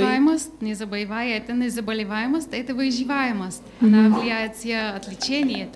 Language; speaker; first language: Russian; non-native, learner; Bulgarian